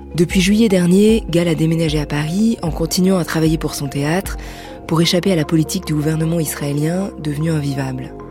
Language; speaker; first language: French; native; French